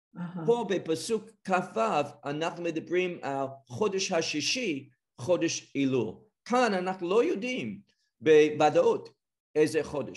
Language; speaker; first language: Hebrew; non-native, fluent; English